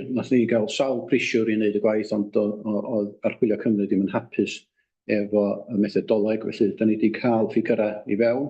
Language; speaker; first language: Welsh; native; Welsh